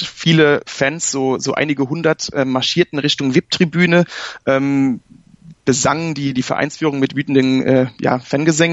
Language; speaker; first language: German; native; German